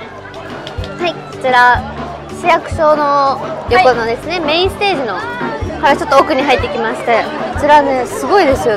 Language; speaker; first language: Japanese; native; Japanese